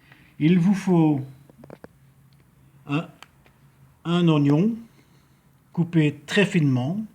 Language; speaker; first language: French; native; French